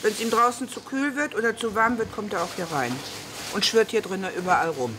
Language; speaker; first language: German; native; German